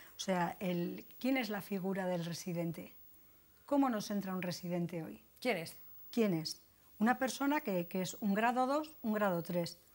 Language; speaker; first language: Spanish; native; Spanish